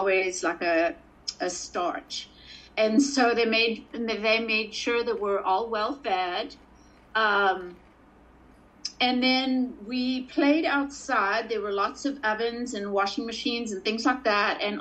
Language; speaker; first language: English; native; English